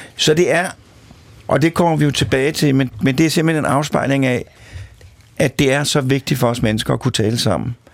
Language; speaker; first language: Danish; native; Danish